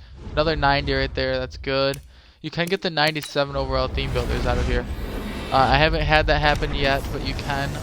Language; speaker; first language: English; native; English